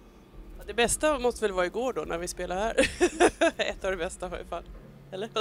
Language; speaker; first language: Swedish; native; Swedish